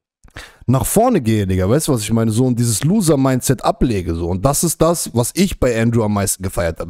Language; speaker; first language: German; native; German